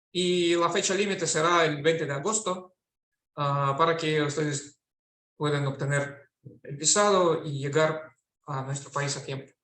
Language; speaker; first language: Spanish; non-native, fluent; Russian